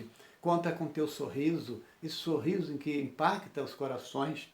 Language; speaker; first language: Portuguese; native; Portuguese